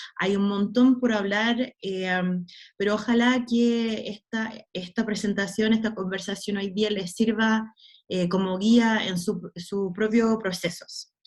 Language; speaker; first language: Spanish; non-native, fluent; English